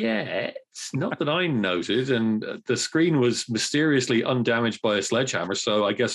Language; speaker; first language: English; native; English